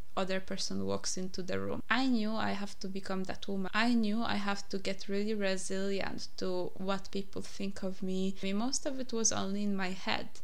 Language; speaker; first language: English; non-native, fluent; Polish